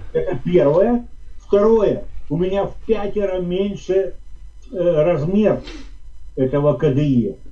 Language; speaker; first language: Russian; native; Russian